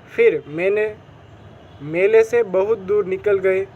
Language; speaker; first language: Hindi; non-native, local second language; Gujarati